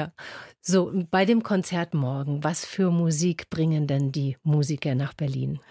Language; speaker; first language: German; native; German